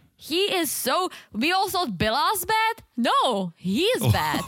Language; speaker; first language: English; non-native, fluent; Czech